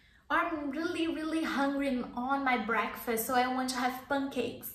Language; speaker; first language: English; non-native, fluent; Portuguese